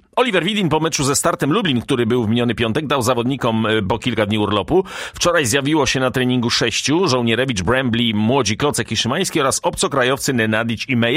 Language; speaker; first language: Polish; native; Polish